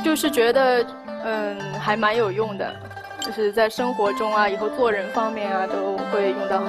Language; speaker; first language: Chinese; native; Chinese